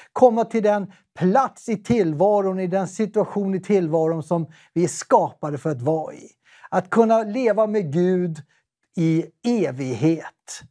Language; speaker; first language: Swedish; native; Swedish